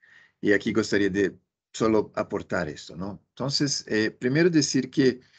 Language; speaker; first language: Spanish; non-native, fluent; Portuguese